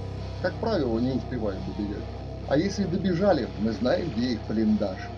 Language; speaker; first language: Russian; native; Russian